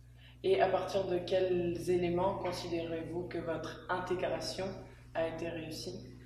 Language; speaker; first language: French; native; French